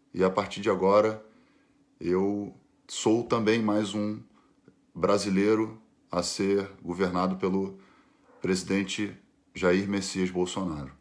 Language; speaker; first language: Portuguese; native; Portuguese